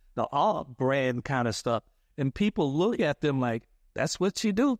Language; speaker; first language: English; native; English